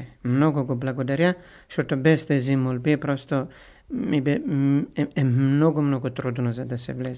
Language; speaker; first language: Bulgarian; non-native, fluent; Italian